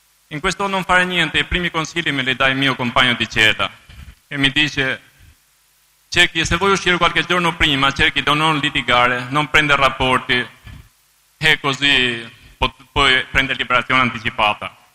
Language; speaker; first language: Italian; non-native, fluent; Albanian